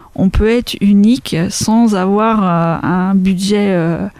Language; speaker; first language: French; native; French